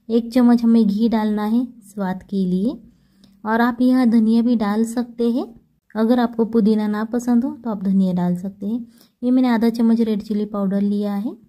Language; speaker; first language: Hindi; non-native, local second language; Marathi